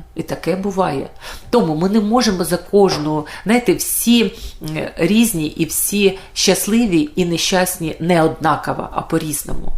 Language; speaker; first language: Ukrainian; native; Ukrainian